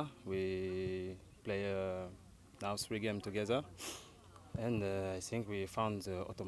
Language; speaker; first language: English; non-native, learner; French